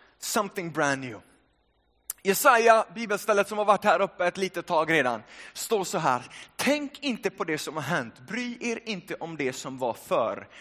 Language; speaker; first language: Swedish; early bilingual, other home language; Finnish